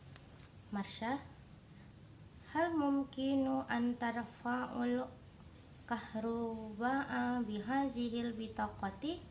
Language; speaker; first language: Arabic; non-native, learner; Indonesian